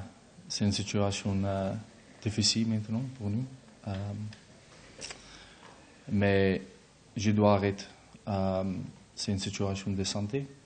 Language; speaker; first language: French; non-native, learner; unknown